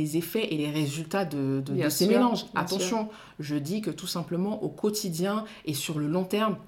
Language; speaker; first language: French; non-native, local second language; Soninke